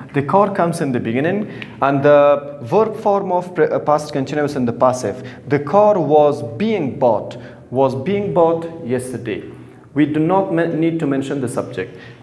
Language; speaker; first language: English; non-native, fluent; Persian